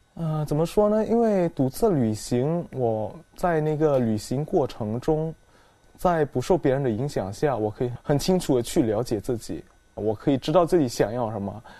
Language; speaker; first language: Chinese; non-native, fluent; Indonesian